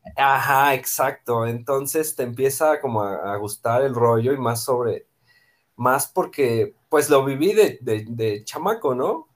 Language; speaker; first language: Spanish; native; Spanish